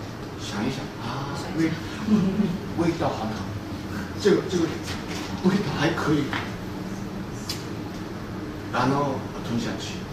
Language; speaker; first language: Chinese; non-native, fluent; Korean